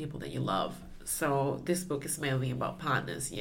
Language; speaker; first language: English; non-native, local second language; Chinese